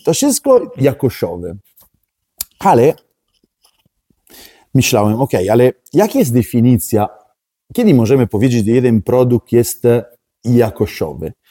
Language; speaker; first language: Polish; non-native, learner; Italian